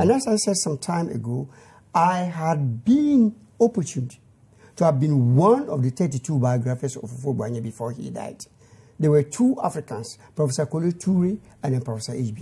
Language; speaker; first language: English; non-native, local second language; Akan